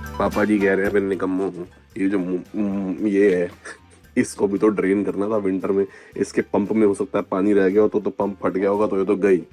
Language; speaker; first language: Hindi; non-native, local second language; Punjabi